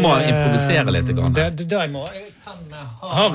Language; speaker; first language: Norwegian; native; Norwegian